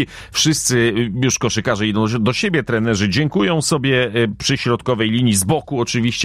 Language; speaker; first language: Polish; native; Polish